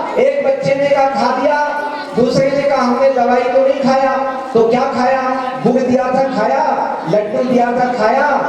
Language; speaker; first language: Hindi; non-native, local second language; Chhattisgarhi